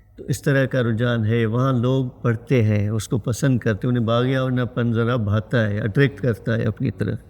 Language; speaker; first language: Urdu; non-native, local second language; Sindhi